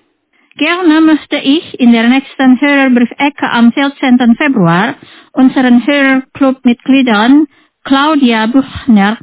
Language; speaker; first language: German; non-native, fluent; Indonesian